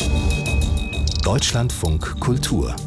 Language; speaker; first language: German; native; German